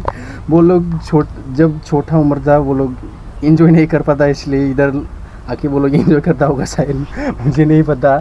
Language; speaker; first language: Hindi; non-native, local second language; Bodo